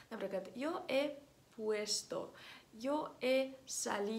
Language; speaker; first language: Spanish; non-native, fluent; Ukrainian